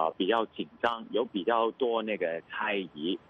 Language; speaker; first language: Chinese; non-native, local second language; Cantonese